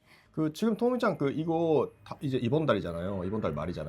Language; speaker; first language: Korean; non-native, fluent; Japanese